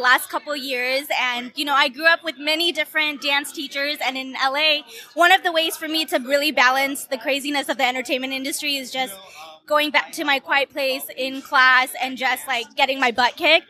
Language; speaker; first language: English; native; English